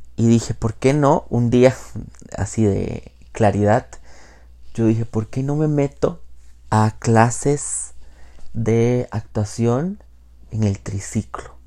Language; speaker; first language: Spanish; native; Spanish